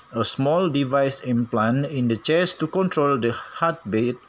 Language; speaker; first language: English; non-native, local second language; Malay